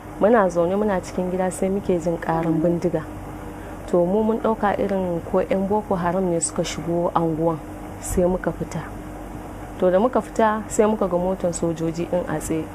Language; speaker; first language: Hausa; native; Hausa